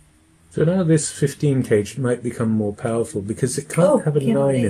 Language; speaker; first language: English; native; English